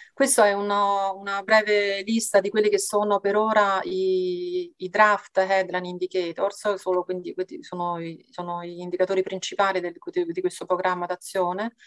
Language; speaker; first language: Italian; native; Italian